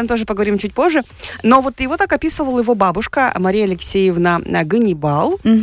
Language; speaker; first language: Russian; native; Russian